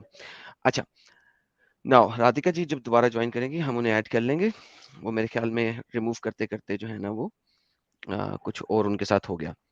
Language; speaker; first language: Hindi; native; Hindi